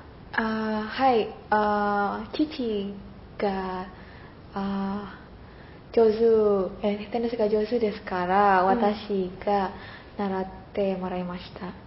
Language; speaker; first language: Japanese; non-native, learner; Indonesian